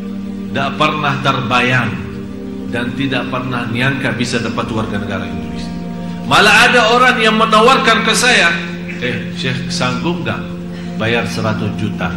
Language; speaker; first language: Indonesian; non-native, fluent; Arabic